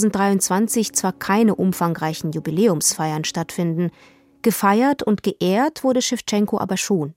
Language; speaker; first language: German; native; German